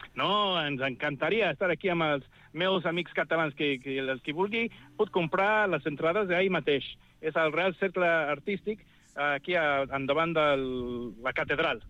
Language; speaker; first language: Catalan; non-native, fluent; Spanish